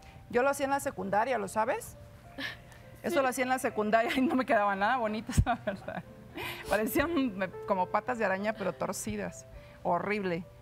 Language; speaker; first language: Spanish; native; Spanish